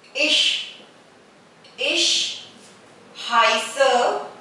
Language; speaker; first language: German; non-native, fluent; Hindi